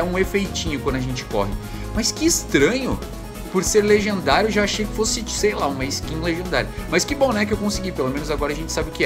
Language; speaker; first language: Portuguese; native; Portuguese